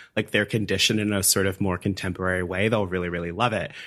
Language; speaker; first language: English; native; English